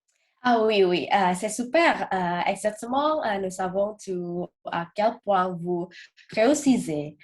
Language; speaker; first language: French; non-native, learner; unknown